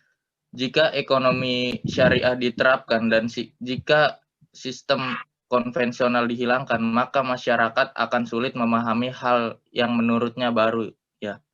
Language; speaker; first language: Indonesian; native; Indonesian